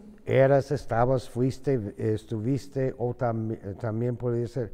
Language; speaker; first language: Spanish; non-native, fluent; English